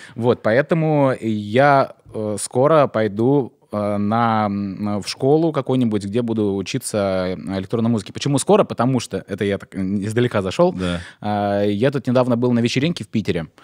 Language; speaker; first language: Russian; native; Russian